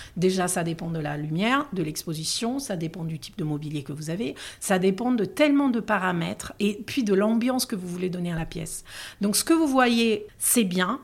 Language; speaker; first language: French; non-native, fluent; Italian